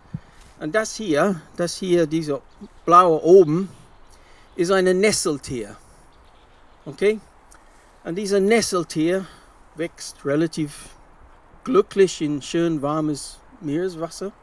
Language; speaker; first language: German; non-native, fluent; English